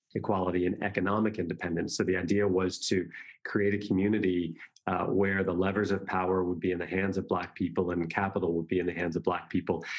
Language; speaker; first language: English; native; English